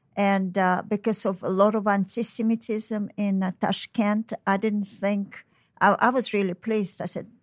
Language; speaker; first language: English; non-native, fluent; Uzbek